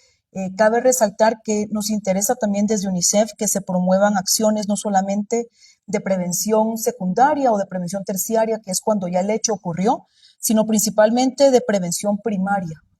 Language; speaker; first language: Spanish; native; Spanish